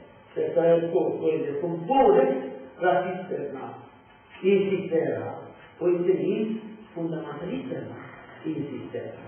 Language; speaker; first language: Swedish; non-native, fluent; Persian